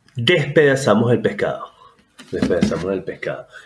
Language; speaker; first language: Spanish; native; Spanish